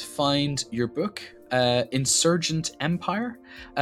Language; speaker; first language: English; native; English